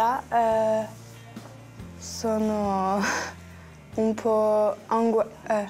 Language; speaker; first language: Italian; non-native, learner; French